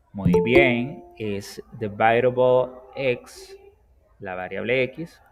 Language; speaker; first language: Spanish; native; Spanish